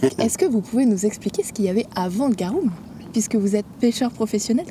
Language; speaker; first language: French; native; French